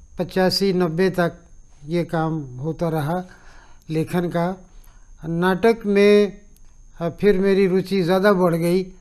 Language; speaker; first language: Hindi; native; Hindi